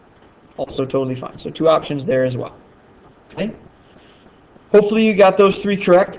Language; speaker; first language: English; native; English